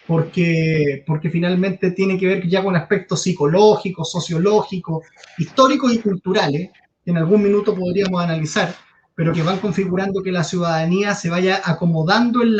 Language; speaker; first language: Spanish; native; Spanish